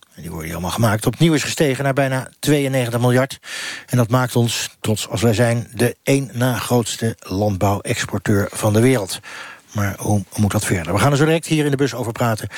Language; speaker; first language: Dutch; native; Dutch